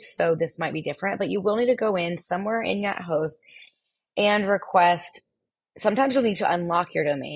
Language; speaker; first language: English; native; English